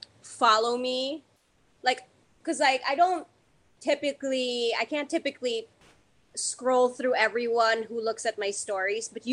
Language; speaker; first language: English; non-native, local second language; Filipino